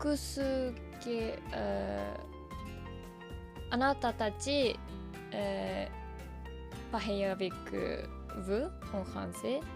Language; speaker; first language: French; non-native, learner; Japanese